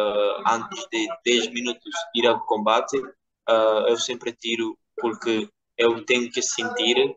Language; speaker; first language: Portuguese; non-native, fluent; Georgian